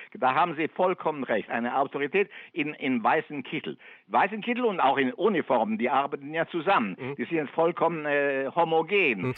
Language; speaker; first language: German; non-native, fluent; Italian